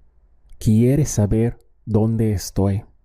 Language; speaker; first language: Spanish; non-native, fluent; English